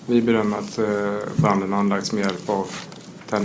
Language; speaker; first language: Swedish; native; Swedish